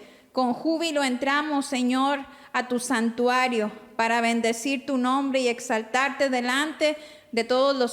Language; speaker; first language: Spanish; native; Spanish